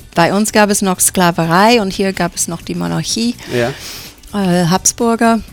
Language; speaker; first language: German; non-native, fluent; English